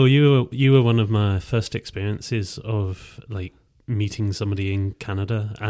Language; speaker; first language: English; native; English